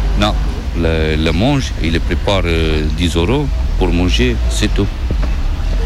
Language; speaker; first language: French; non-native, learner; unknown